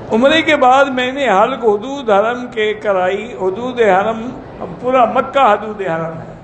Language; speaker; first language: Urdu; native; Urdu